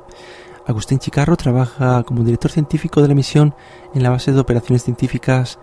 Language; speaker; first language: Spanish; native; Spanish